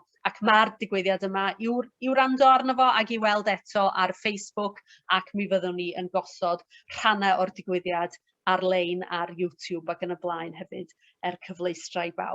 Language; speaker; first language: Welsh; native; Welsh